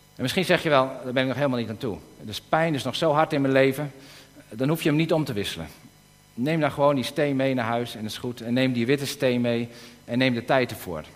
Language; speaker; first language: Dutch; native; Dutch